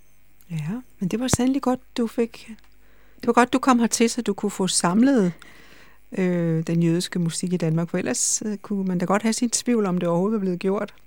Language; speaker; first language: Danish; native; Danish